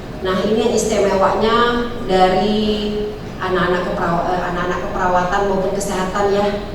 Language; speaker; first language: Indonesian; native; Indonesian